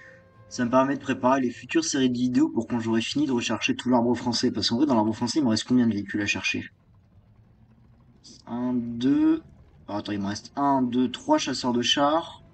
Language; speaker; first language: French; native; French